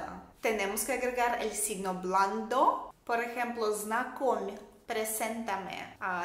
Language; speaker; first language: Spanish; non-native, fluent; Russian